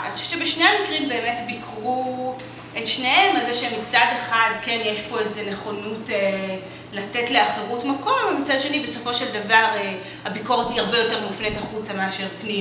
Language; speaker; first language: Hebrew; native; Hebrew